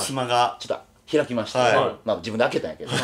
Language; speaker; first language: Japanese; native; Japanese